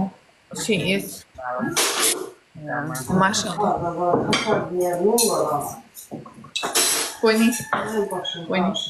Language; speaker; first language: English; non-native, learner; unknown